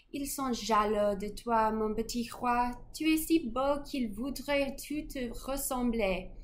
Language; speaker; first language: French; non-native, fluent; English